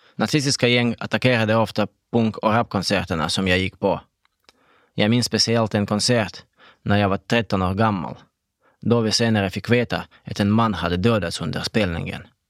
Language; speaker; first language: Swedish; non-native, fluent; Russian